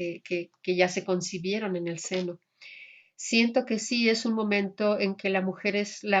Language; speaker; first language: Spanish; native; Spanish